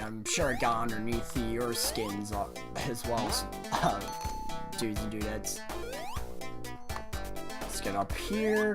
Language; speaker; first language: English; native; English